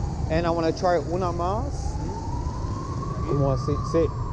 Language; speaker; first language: Spanish; non-native, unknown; English